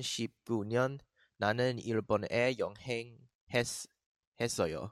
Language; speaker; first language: Korean; non-native, learner; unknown